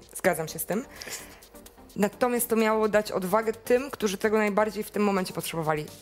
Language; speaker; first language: Polish; native; Polish